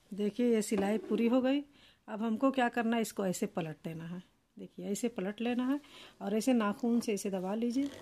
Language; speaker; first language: Hindi; native; Hindi